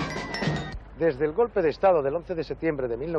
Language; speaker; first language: Spanish; native; Spanish